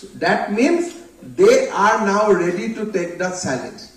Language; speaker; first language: English; non-native, local second language; Assamese